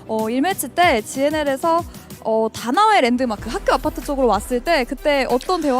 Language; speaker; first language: Korean; native; Korean